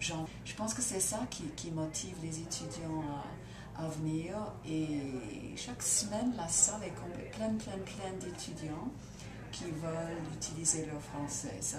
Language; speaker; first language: French; non-native, fluent; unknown